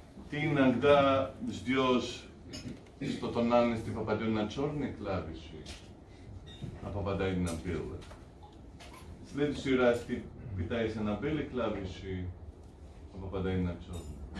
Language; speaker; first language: Russian; non-native, fluent; Greek